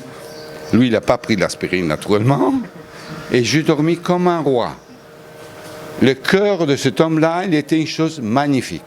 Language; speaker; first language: French; non-native, fluent; Italian